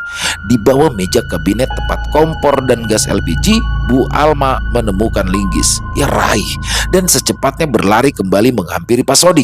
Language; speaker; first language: Indonesian; native; Indonesian